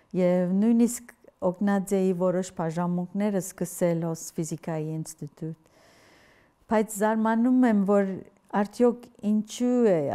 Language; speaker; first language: Armenian; early bilingual, heritage; Armenian